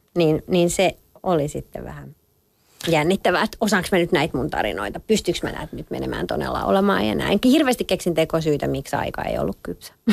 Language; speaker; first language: Finnish; early bilingual, other home language; French